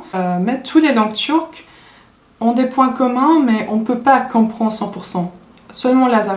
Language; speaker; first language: French; non-native, fluent; Turkish